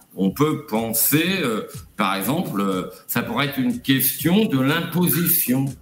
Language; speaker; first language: French; native; French